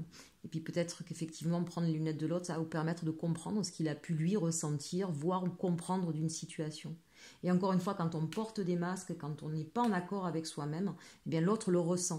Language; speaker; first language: French; native; French